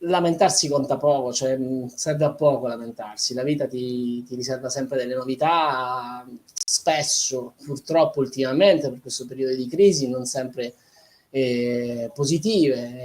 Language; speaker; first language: Italian; native; Italian